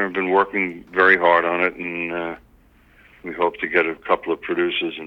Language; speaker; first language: English; native; English